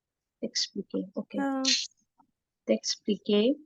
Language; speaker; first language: French; non-native, learner; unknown